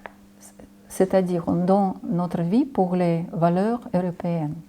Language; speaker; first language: French; non-native, fluent; Ukrainian